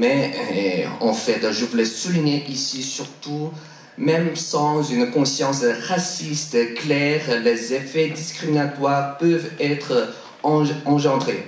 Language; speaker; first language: French; non-native, fluent; Korean